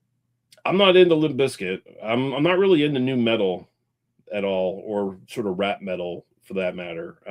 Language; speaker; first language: English; native; English